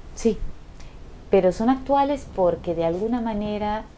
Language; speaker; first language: Spanish; non-native, fluent; Dutch